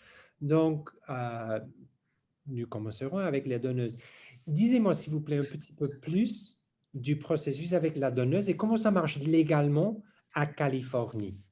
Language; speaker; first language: French; non-native, learner; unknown